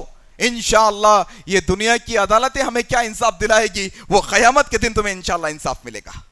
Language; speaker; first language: Urdu; native; Urdu